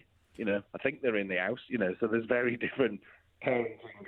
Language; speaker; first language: English; native; English